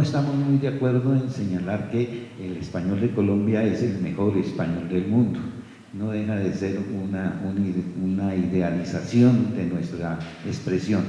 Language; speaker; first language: Spanish; native; Spanish